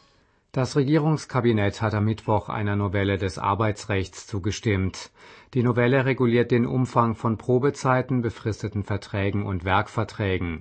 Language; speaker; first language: German; native; German